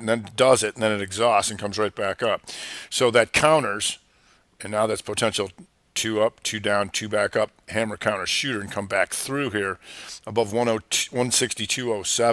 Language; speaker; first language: English; native; English